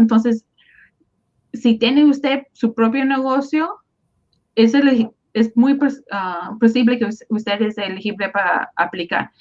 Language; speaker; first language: Spanish; early bilingual, other home language; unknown